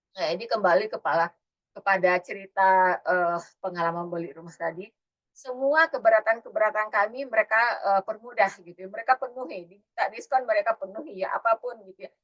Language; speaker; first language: Indonesian; native; Indonesian